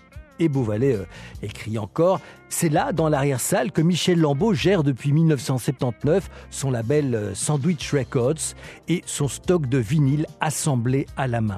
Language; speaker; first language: French; native; French